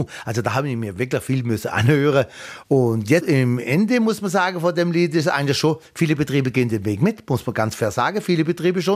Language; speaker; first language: German; native; German